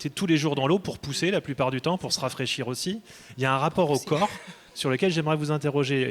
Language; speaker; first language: French; native; French